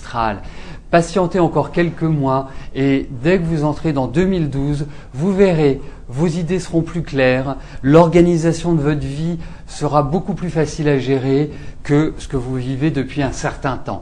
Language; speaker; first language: French; native; French